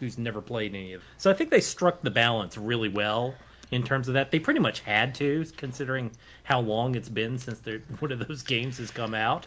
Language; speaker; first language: English; native; English